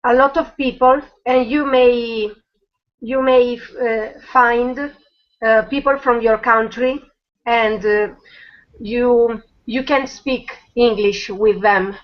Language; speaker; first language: English; non-native, learner; Italian